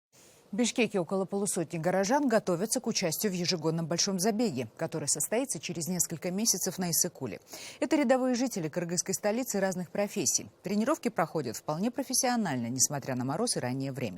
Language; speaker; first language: Russian; native; Russian